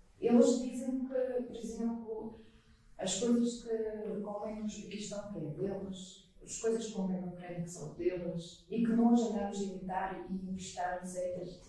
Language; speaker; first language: Portuguese; non-native, fluent; Russian